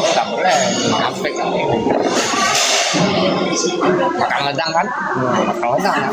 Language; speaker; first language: Indonesian; non-native, learner; Vietnamese